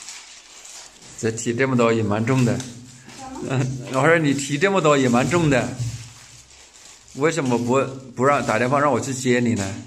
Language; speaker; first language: Chinese; native; Chinese